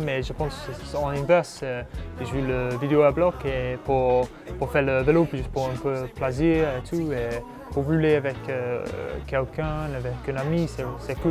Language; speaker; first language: French; non-native, learner; English